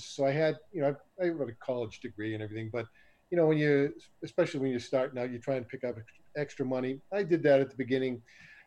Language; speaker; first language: English; native; English